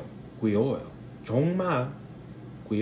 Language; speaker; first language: Korean; non-native, learner; English